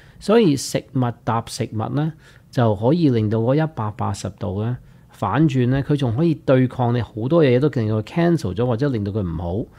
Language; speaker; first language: Cantonese; native; Cantonese